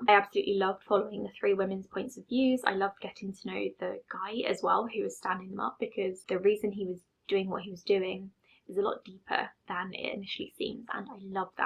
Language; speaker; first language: English; native; English